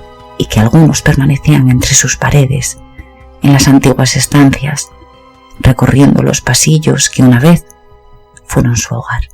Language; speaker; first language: Spanish; native; Spanish